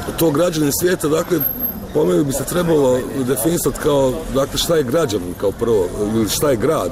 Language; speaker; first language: Croatian; native; Croatian